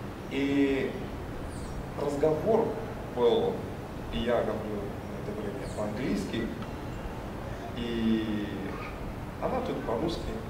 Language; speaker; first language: Russian; non-native, fluent; Portuguese